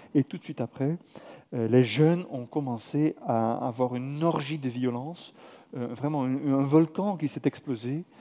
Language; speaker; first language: French; non-native, fluent; Dutch